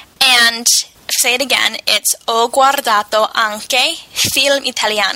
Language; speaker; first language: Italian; non-native, fluent; English